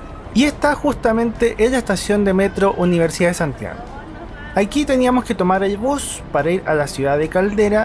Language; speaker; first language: Spanish; native; Spanish